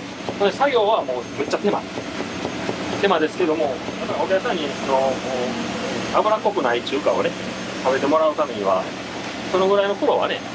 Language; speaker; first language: Japanese; native; Japanese